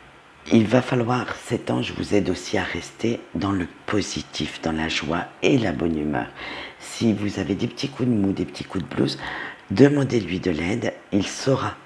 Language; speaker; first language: French; native; French